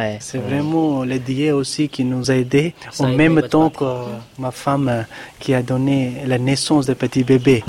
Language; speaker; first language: French; non-native, learner; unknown